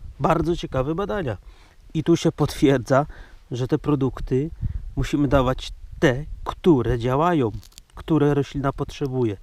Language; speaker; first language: Polish; native; Polish